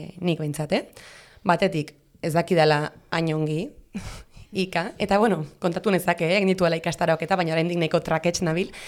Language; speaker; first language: Basque; non-native, local second language; Spanish